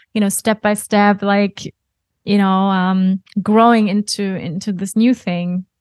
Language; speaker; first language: English; non-native, fluent; German